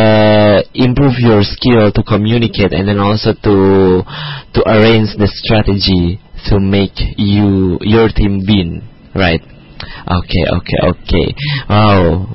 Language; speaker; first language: English; non-native, learner; Indonesian